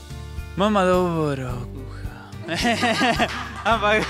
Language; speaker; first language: Slovenian; non-native, learner; Spanish